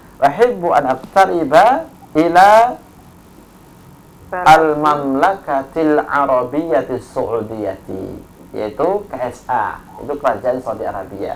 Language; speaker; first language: Arabic; non-native, fluent; Indonesian